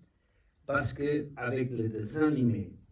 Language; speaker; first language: French; non-native, learner; Spanish